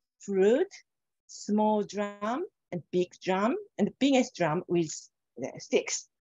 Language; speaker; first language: English; non-native, fluent; Japanese